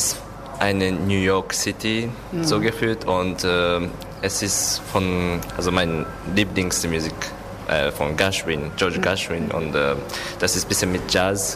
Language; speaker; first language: German; non-native, learner; Japanese